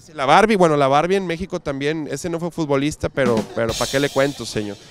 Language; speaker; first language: Spanish; native; Spanish